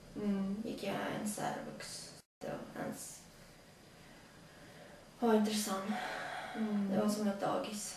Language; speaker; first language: Swedish; early bilingual, other home language; Latvian